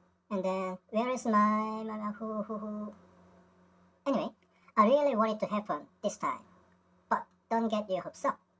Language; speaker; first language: English; non-native, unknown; Korean